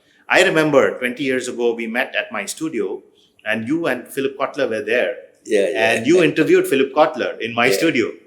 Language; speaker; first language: English; non-native, fluent; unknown